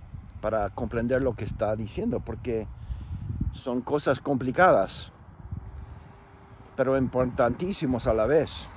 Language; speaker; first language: Spanish; non-native, fluent; English